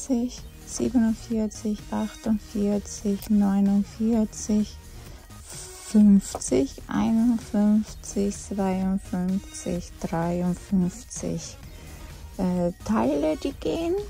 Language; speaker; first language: German; non-native, fluent; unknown